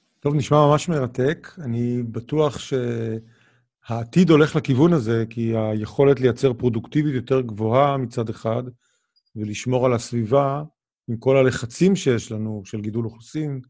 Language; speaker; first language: Hebrew; native; Hebrew